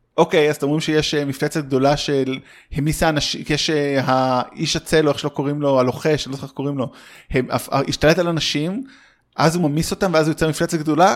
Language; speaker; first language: Hebrew; early bilingual, heritage; Hebrew